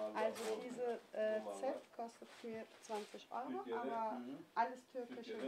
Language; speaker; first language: German; non-native, local second language; Turkish